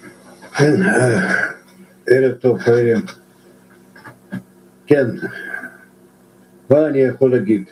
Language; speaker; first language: Hebrew; non-native, fluent; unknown